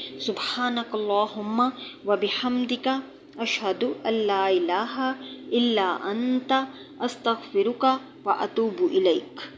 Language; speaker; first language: Urdu; native; Urdu